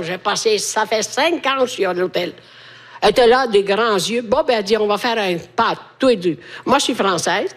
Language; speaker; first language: French; native; French